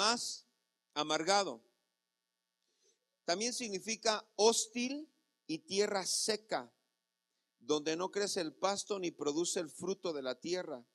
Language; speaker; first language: Spanish; native; Spanish